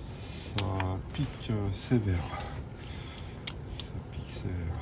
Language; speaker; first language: French; native; French